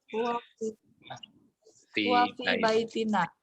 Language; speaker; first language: Arabic; non-native, learner; Indonesian